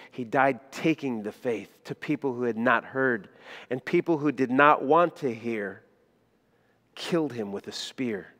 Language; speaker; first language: English; native; English